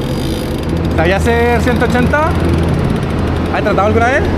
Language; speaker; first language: Spanish; native; Spanish